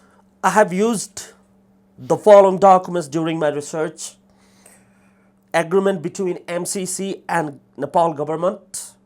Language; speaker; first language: English; non-native, fluent; Nepali